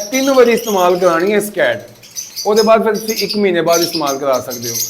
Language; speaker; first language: Urdu; non-native, local second language; Punjabi